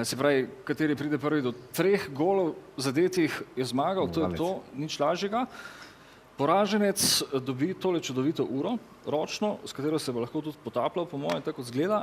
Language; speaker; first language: Slovenian; native; Slovenian